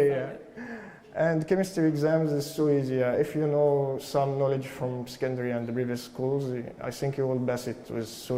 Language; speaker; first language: English; non-native, learner; Arabic